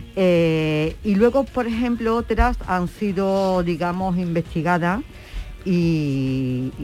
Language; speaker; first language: Spanish; native; Spanish